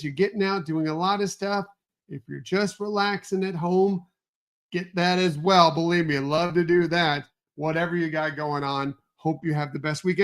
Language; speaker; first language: English; native; English